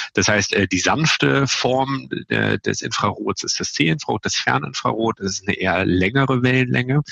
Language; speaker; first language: German; native; German